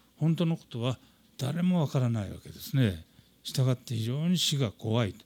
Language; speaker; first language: Japanese; native; Japanese